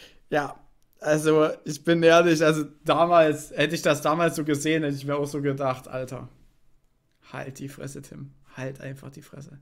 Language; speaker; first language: German; native; German